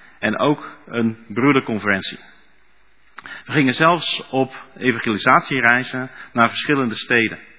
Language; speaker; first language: Dutch; non-native, learner; Russian